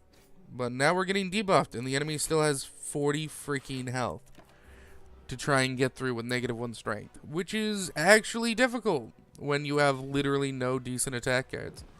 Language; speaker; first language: English; native; English